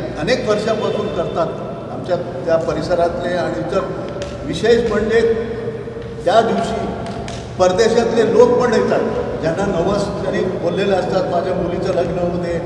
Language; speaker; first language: Marathi; non-native, local second language; Telugu